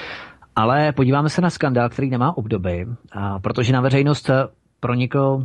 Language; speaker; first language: Czech; native; Czech